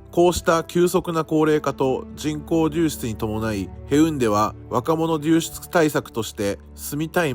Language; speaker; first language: Japanese; native; Japanese